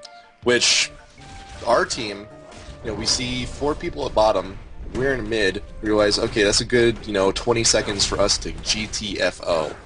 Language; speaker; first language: English; native; English